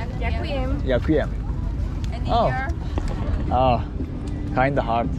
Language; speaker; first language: English; non-native, fluent; Slovak